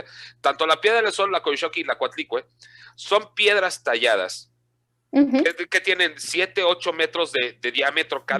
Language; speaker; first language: Spanish; native; Spanish